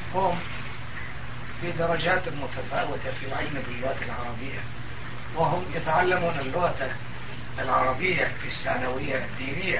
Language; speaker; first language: Arabic; non-native, fluent; Turkish